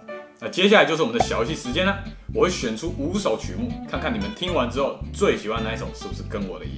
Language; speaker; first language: Chinese; native; Chinese